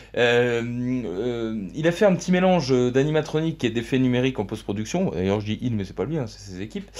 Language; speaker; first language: French; native; French